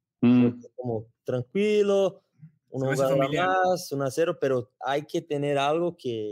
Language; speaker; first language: Spanish; non-native, learner; Portuguese